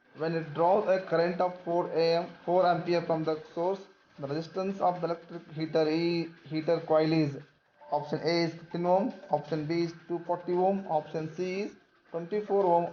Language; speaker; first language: English; non-native, local second language; Kannada